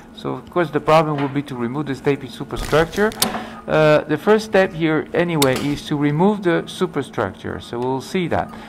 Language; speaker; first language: English; non-native, fluent; French